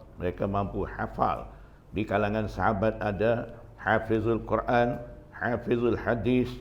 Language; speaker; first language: Malay; non-native, fluent; Burmese